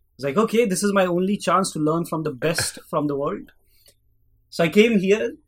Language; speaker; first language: English; non-native, local second language; Hindi